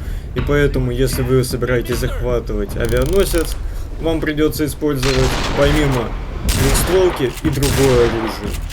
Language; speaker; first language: Russian; native; Russian